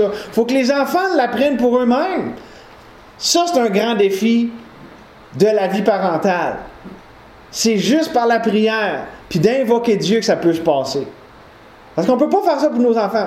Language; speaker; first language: French; native; French